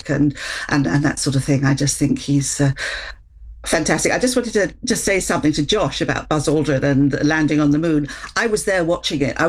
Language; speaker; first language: English; native; English